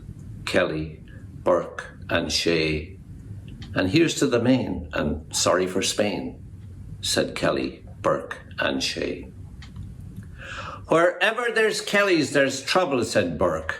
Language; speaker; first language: English; native; English